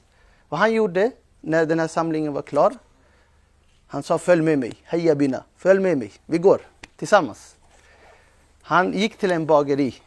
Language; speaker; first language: Swedish; non-native, fluent; Urdu